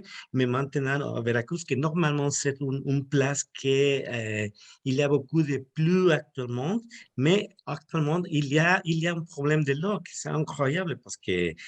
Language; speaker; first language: French; non-native, learner; Spanish